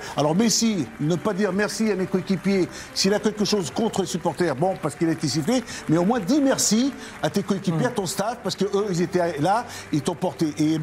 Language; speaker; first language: French; native; French